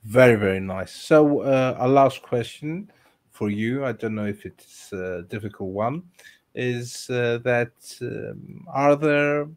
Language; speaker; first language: English; non-native, fluent; Greek